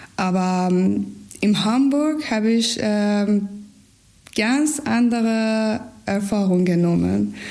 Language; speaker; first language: German; non-native, learner; Persian